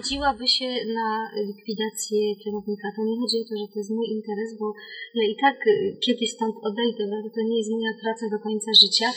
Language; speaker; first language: Polish; native; Polish